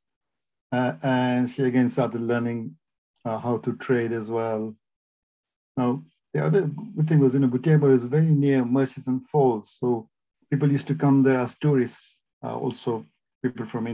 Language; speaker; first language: English; non-native, local second language; Gujarati